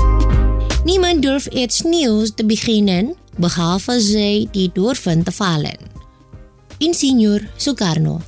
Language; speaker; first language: Dutch; non-native, fluent; Indonesian